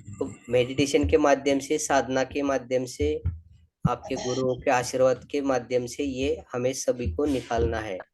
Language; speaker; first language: Hindi; non-native, local second language; Marathi